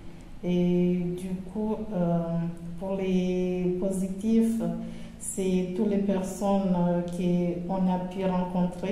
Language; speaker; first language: French; non-native, local second language; Comorian